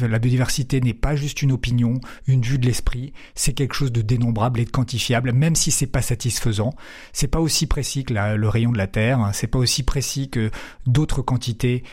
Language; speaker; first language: French; native; French